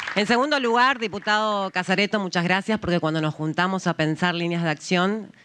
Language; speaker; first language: Spanish; native; Spanish